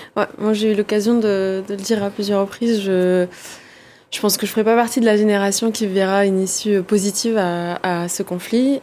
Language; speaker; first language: French; early bilingual, other home language; Arabic